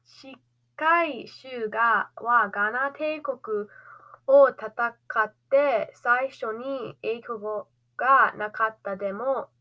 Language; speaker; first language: Japanese; non-native, learner; English